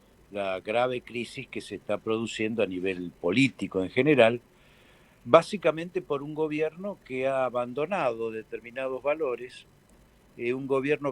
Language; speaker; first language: Spanish; native; Spanish